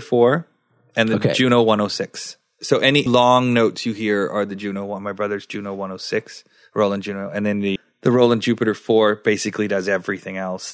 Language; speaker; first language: English; early bilingual, other home language; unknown